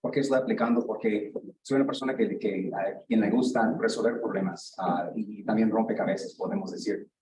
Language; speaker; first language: Spanish; non-native, learner; English